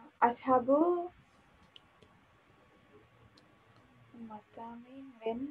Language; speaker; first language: Arabic; non-native, learner; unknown